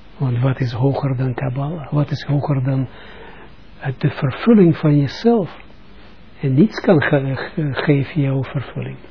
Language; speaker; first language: Dutch; non-native, fluent; Russian